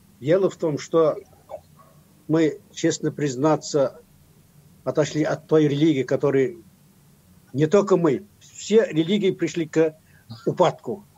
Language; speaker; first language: Russian; non-native, local second language; Kazakh